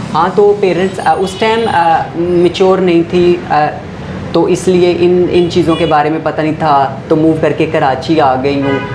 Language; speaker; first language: Hindi; non-native, local second language; Punjabi